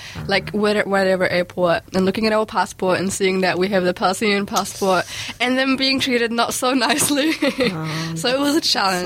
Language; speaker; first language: English; early bilingual, other home language; Arabic